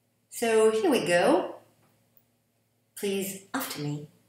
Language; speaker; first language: English; non-native, fluent; Russian